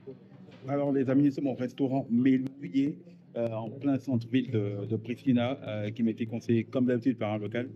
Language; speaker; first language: French; native; French